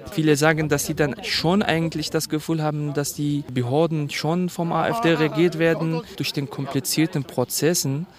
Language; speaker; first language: German; non-native, fluent; Kurdish